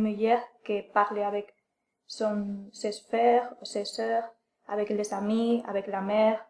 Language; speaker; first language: French; non-native, learner; Spanish